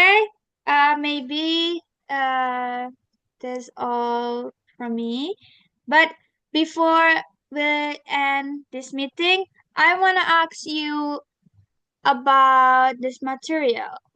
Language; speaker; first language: English; non-native, learner; Indonesian